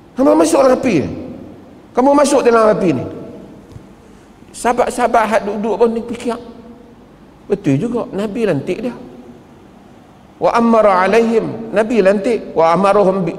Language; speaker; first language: Malay; native; Malay